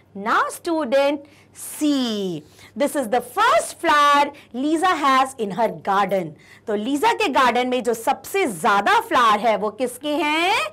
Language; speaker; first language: Hindi; native; Hindi